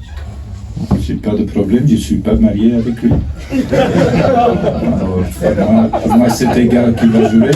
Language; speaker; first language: French; non-native, fluent; Dutch